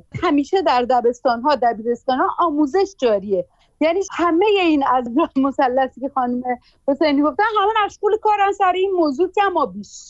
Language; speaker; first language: Persian; native; Persian